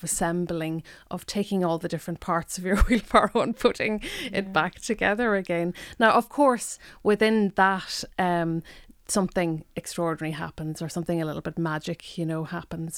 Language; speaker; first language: English; non-native, local second language; Irish